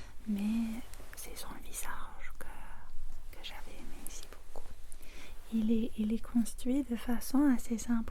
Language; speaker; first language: French; non-native, fluent; English